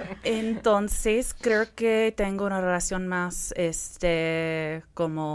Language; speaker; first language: Spanish; non-native, fluent; English